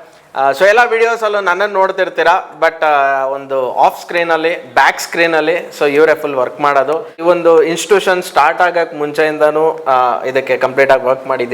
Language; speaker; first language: Kannada; native; Kannada